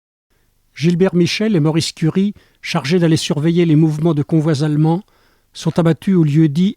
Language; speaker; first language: French; native; French